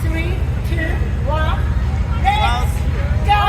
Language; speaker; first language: English; non-native, learner; Japanese